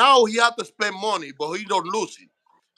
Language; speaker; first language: English; non-native, learner; Spanish